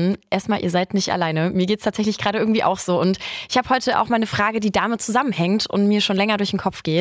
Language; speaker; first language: German; native; German